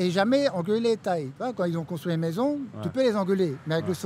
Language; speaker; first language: French; native; French